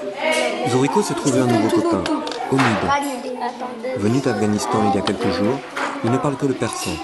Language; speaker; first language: French; native; French